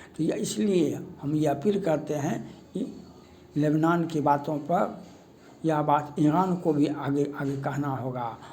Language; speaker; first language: Hindi; native; Hindi